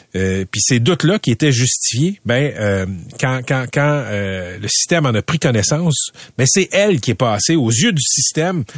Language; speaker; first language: French; native; French